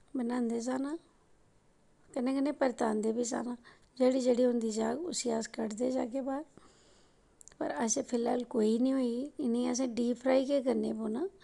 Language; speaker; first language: Punjabi; non-native, local second language; Dogri